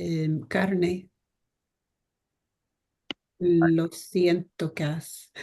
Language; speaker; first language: Spanish; non-native, learner; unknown